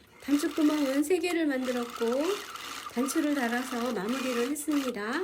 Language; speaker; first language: Korean; native; Korean